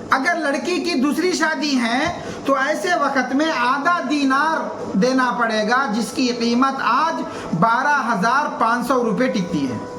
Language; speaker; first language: Urdu; native; Urdu